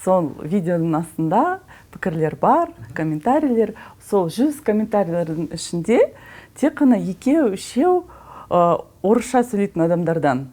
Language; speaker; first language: Kazakh; non-native, learner; Russian